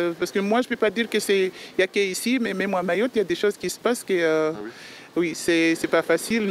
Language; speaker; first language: French; non-native, local second language; Comorian